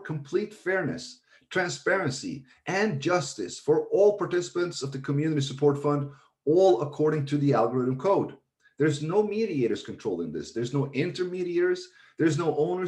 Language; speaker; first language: English; non-native, fluent; Swedish